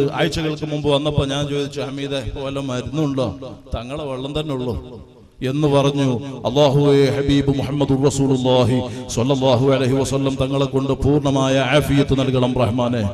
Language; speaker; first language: Malayalam; native; Malayalam